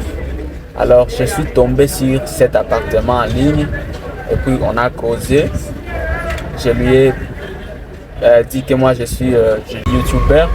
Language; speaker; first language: French; non-native, local second language; Rundi